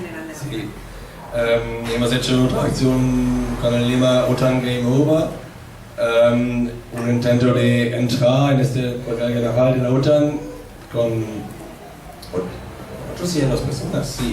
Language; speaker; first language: Spanish; non-native, fluent; German